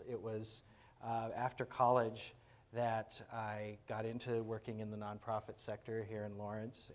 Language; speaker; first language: English; native; English